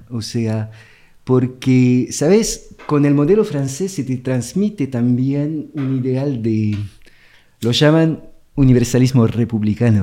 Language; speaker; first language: Spanish; non-native, fluent; French